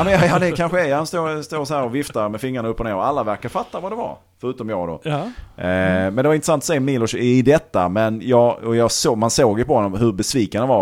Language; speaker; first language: Swedish; native; Swedish